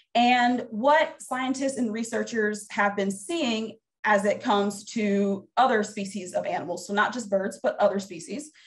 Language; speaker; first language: English; native; English